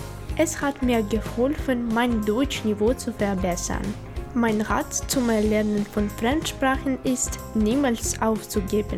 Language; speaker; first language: German; non-native, fluent; Ukrainian